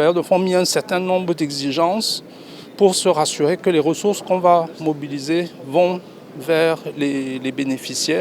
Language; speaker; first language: French; non-native, local second language; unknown